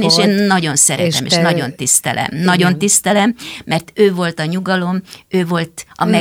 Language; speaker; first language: Hungarian; native; Hungarian